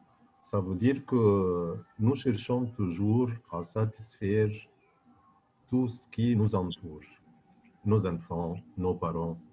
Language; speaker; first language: French; non-native, fluent; Arabic